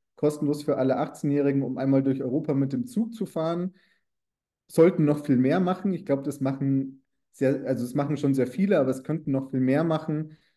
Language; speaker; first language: German; native; German